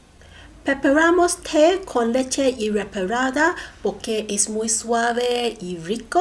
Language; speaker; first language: Spanish; non-native, learner; Cantonese